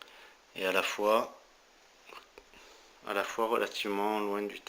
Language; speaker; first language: French; native; French